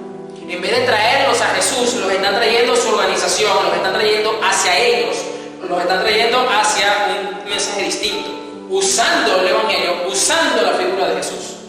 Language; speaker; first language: Spanish; native; Spanish